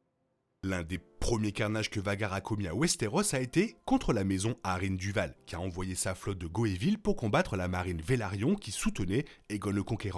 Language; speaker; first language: French; native; French